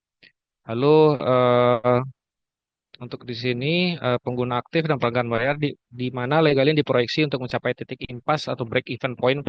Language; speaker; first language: Indonesian; native; Indonesian